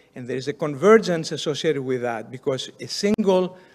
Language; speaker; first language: English; non-native, fluent; Greek